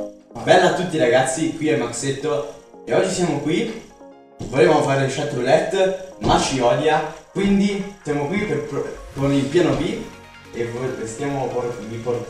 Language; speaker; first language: Italian; native; Italian